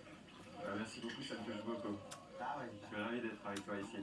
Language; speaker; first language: French; native; French